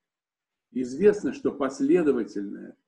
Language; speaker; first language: Russian; native; Russian